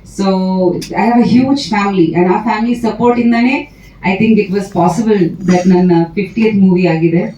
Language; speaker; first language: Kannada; non-native, fluent; Bangla